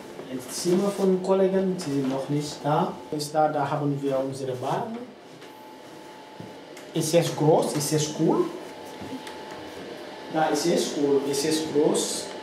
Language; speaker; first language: German; non-native, learner; French